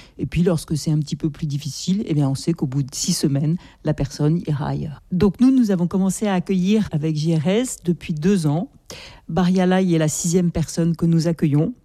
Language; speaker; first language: French; native; French